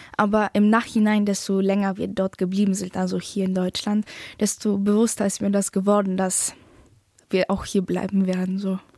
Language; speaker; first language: German; early bilingual, other home language; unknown